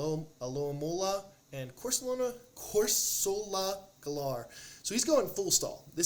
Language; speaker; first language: English; native; English